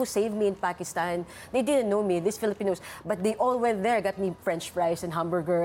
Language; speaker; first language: English; non-native, local second language; Filipino